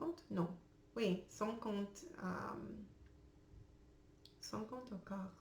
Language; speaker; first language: French; non-native, learner; English